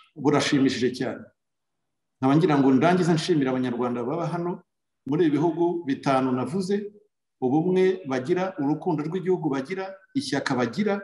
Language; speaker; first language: Kinyarwanda; native; Kinyarwanda